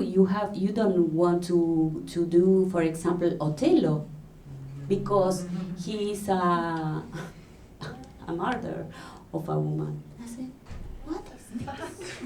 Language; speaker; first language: English; non-native, learner; Spanish